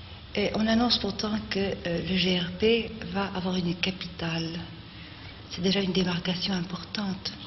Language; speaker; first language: French; native; French